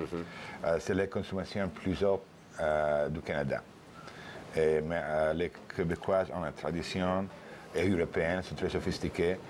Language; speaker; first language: French; non-native, learner; Italian